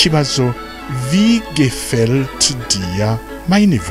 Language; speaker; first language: German; non-native, learner; Rundi